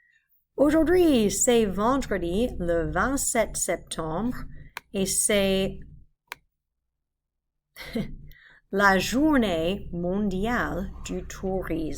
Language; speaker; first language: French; non-native, fluent; English